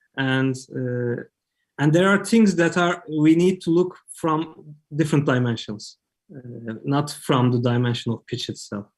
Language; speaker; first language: English; non-native, fluent; Turkish